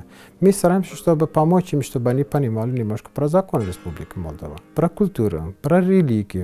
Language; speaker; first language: Russian; non-native, fluent; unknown